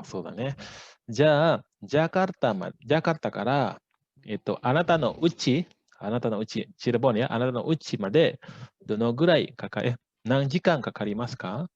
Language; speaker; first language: Japanese; non-native, fluent; Indonesian